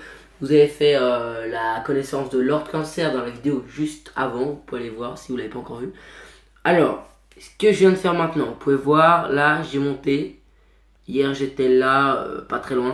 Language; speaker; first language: French; native; French